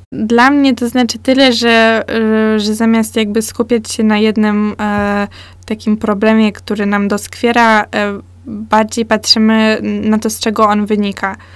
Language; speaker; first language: Polish; early bilingual, heritage; Polish